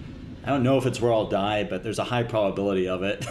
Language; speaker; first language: English; native; English